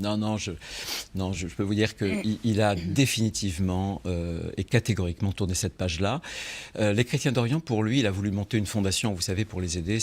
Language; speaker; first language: French; native; French